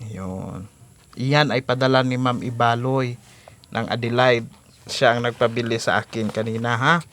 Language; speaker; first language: Filipino; native; Filipino